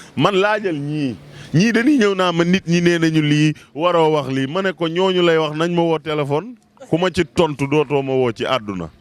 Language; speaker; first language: Wolof; native; Wolof